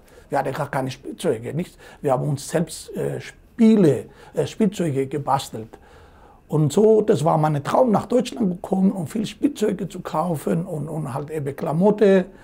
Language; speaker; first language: German; non-native, fluent; Greek